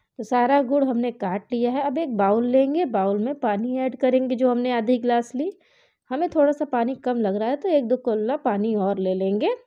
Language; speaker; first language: Hindi; native; Hindi